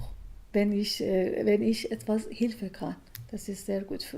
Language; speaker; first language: German; non-native, learner; Persian